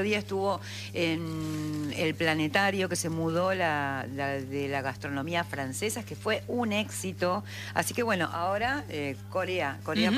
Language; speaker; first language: Spanish; native; Spanish